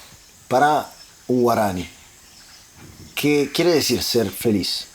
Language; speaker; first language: Spanish; non-native, learner; Italian